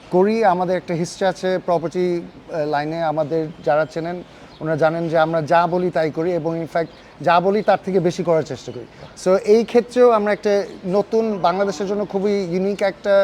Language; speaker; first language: Bangla; early bilingual, heritage; Bangla